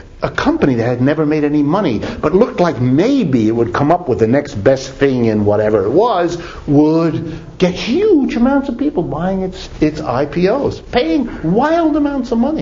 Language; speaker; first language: English; native; English